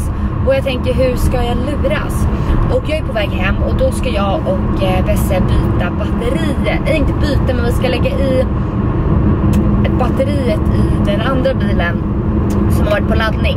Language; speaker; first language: Swedish; native; Swedish